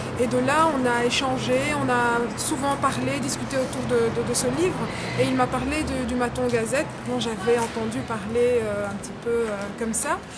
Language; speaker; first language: French; non-native, local second language; Lingala